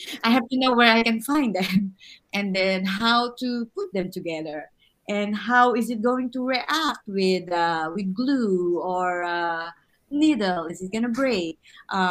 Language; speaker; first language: English; non-native, local second language; Filipino